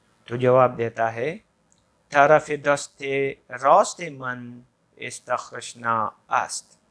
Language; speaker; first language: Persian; non-native, fluent; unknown